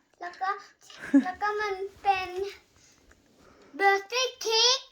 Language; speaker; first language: Thai; early bilingual, heritage; Thai